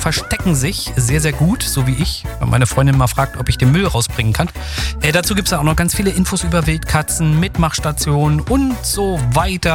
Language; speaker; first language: German; native; German